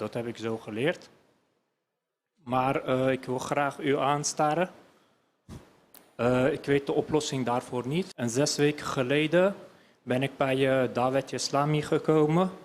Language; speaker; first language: Dutch; early bilingual, other home language; Turkish